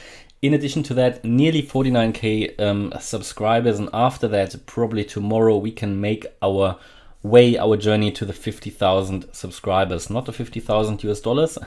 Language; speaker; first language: English; non-native, fluent; German